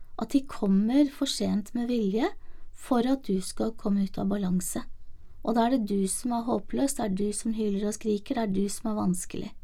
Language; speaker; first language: Norwegian; native; Norwegian